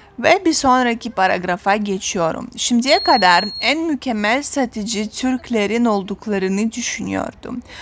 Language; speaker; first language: Turkish; non-native, fluent; Russian